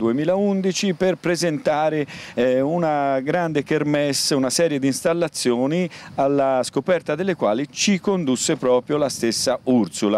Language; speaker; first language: Italian; native; Italian